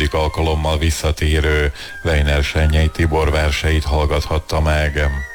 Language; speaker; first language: Hungarian; native; Hungarian